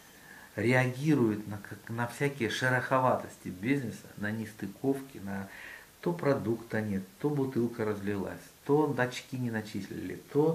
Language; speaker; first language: Russian; native; Russian